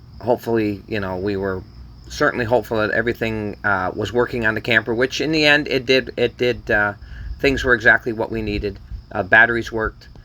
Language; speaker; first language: English; native; English